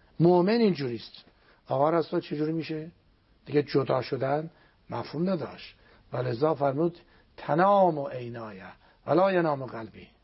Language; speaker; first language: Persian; non-native, local second language; Azerbaijani